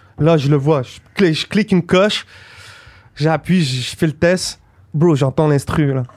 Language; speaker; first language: French; early bilingual, other home language; Arabic